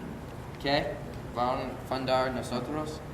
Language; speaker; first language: Spanish; non-native, learner; English